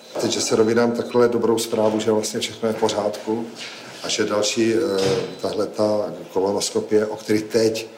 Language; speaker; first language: Czech; native; Czech